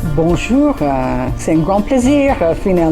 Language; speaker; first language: French; non-native, learner; English